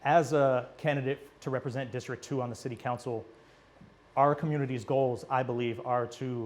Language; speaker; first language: English; native; English